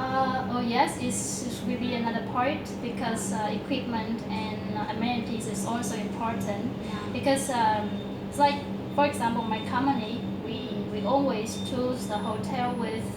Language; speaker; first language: English; non-native, learner; Vietnamese